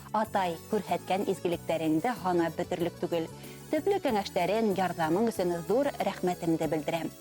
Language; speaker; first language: Tatar; non-native, local second language; Bashkir